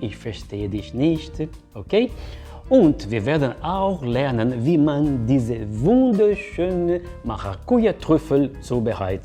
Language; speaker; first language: German; non-native, fluent; Portuguese